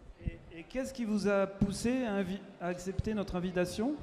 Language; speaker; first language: French; native; French